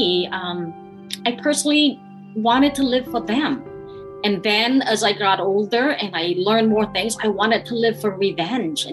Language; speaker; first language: English; early bilingual, other home language; Khmer